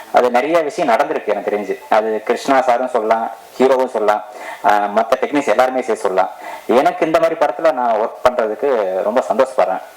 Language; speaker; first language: Tamil; native; Tamil